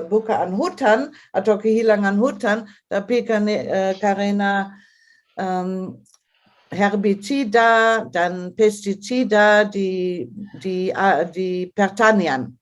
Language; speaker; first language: Indonesian; non-native, fluent; German